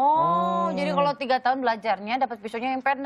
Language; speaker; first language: Indonesian; native; Indonesian